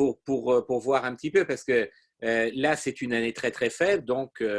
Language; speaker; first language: French; native; French